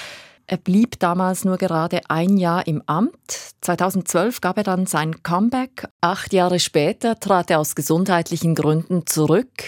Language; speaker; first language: German; native; German